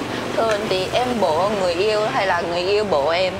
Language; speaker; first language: Vietnamese; non-native, learner; Japanese